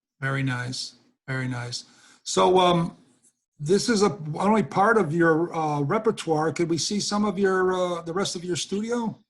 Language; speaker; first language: English; native; English